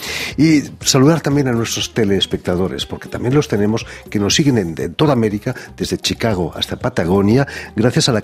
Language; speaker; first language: Spanish; native; Spanish